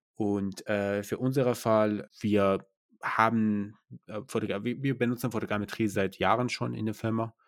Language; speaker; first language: German; non-native, fluent; Persian